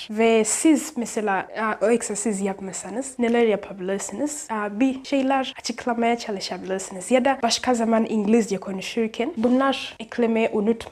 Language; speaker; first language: Turkish; non-native, learner; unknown